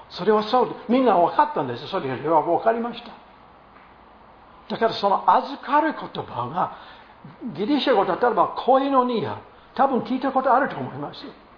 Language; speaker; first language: Japanese; non-native, fluent; English